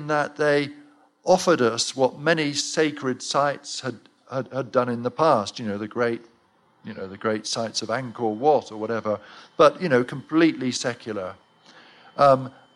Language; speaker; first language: English; native; English